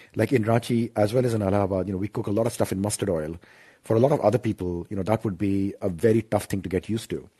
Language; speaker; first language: English; non-native, local second language; Hindi